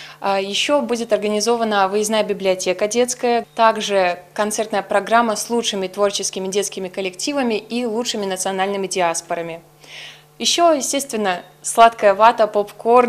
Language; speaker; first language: Russian; native; Russian